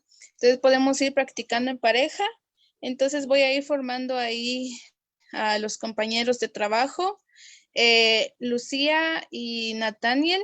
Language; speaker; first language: Spanish; non-native, local second language; Kaqchikel